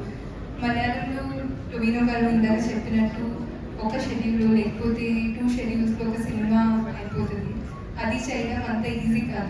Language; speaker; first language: Telugu; non-native, fluent; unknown